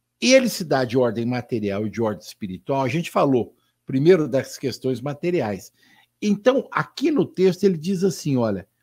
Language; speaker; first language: Portuguese; native; Portuguese